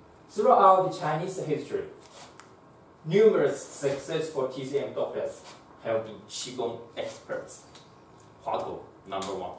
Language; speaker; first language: English; non-native, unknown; Chinese